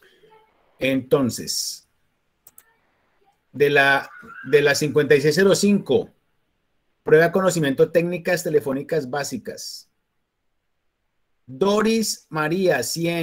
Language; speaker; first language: Spanish; native; Spanish